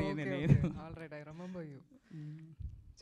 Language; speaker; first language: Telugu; non-native, fluent; Tamil